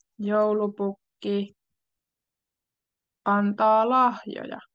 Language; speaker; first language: Finnish; native; Finnish